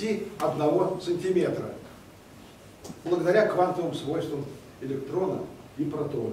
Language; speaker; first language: Russian; native; Russian